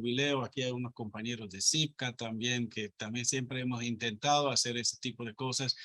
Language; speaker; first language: Spanish; non-native, fluent; Dutch